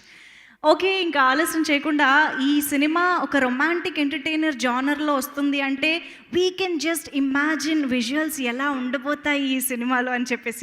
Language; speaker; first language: Telugu; native; Telugu